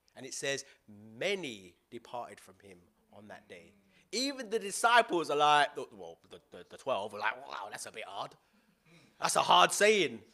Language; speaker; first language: English; native; English